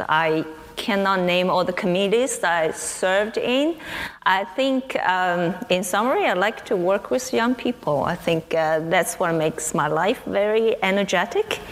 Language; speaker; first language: English; non-native, fluent; Chinese